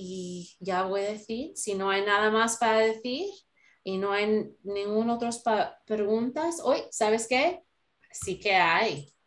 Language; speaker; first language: Spanish; non-native, learner; English